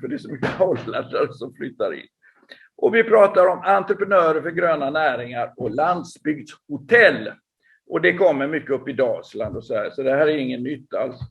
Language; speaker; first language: Swedish; native; Swedish